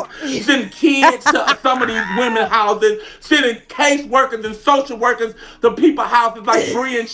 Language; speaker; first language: English; native; English